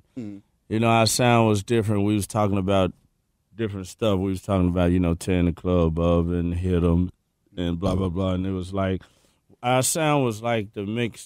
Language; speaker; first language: English; native; English